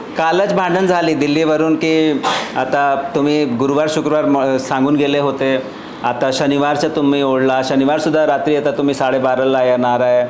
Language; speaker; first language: Marathi; non-native, fluent; Hindi